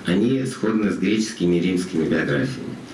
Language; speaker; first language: Russian; native; Russian